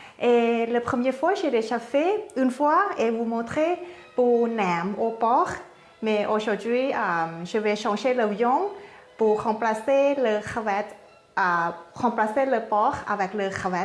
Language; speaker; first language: French; non-native, learner; Thai